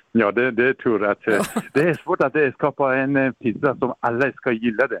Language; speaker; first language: Swedish; non-native, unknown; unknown